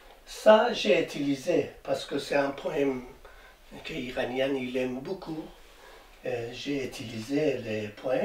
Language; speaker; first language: French; non-native, learner; Persian